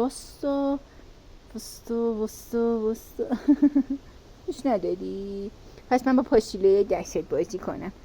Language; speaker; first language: Persian; native; Persian